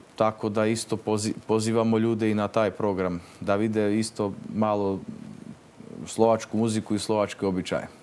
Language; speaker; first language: Croatian; non-native, local second language; Slovak